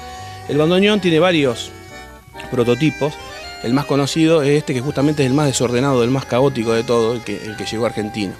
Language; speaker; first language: Spanish; native; Spanish